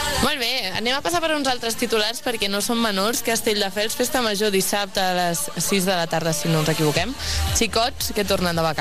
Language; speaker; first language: Catalan; native; Catalan